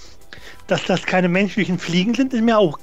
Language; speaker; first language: German; native; German